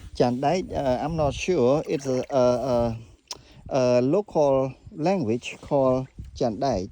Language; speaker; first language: English; non-native, fluent; Khmer